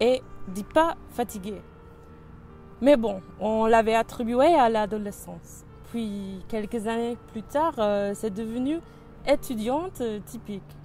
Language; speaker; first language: French; non-native, fluent; English